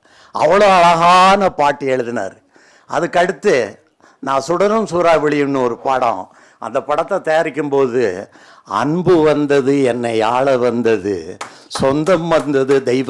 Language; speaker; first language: Tamil; native; Tamil